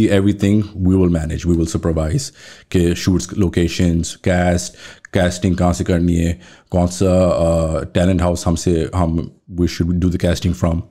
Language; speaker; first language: English; native; English